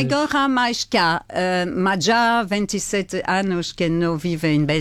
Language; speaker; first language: Portuguese; non-native, learner; French